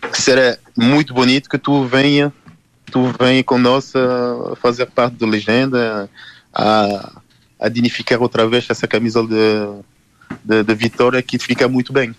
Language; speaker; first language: Portuguese; non-native, learner; French